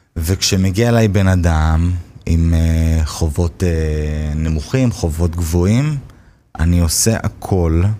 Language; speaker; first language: Hebrew; native; Hebrew